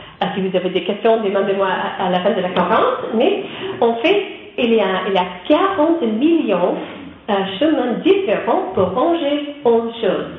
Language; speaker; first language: French; non-native, learner; English